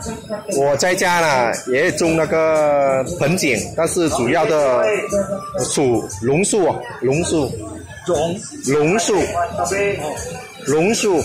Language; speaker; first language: Chinese; non-native, fluent; Vietnamese